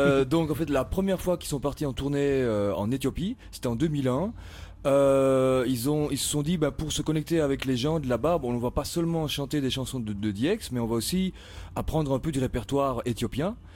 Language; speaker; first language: French; native; French